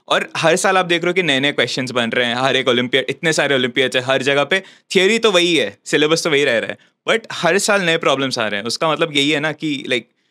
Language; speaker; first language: Hindi; non-native, local second language; Bangla